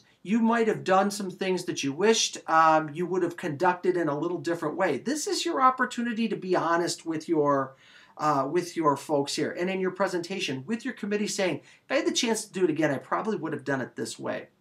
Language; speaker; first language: English; native; English